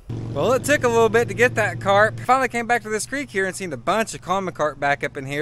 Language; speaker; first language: English; native; English